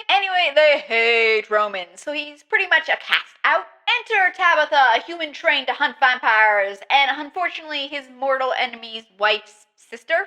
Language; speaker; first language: English; native; English